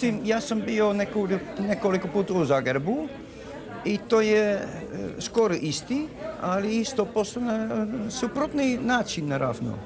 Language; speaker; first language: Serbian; non-native, learner; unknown